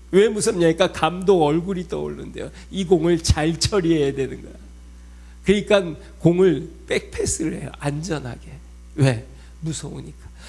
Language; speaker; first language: Korean; early bilingual, heritage; Korean